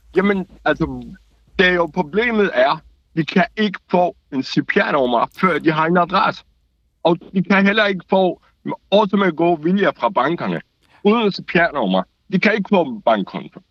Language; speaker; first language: Danish; non-native, fluent; Persian